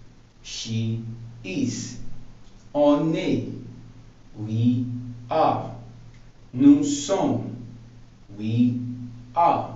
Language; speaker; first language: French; non-native, fluent; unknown